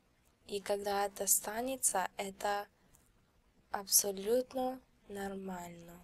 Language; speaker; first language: Russian; early bilingual, heritage; Russian